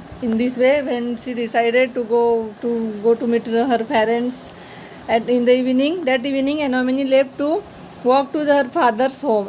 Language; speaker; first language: English; non-native, local second language; Marathi